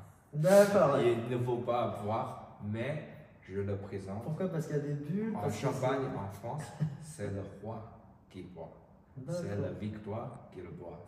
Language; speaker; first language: French; non-native, learner; Chinese